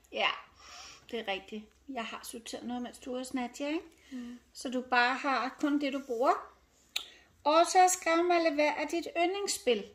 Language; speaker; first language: Danish; native; Danish